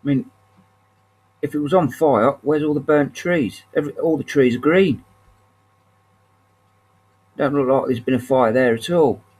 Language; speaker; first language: English; native; English